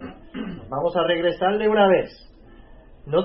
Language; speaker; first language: Spanish; native; Spanish